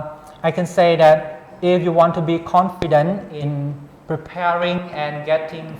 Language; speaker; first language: English; non-native, fluent; Khmer